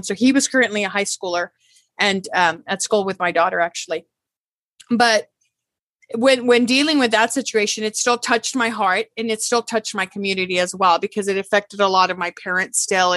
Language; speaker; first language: English; early bilingual, other home language; Spanish